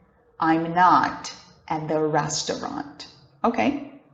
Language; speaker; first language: English; non-native, fluent; Portuguese